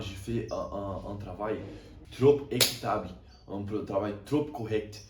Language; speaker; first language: French; non-native, learner; Portuguese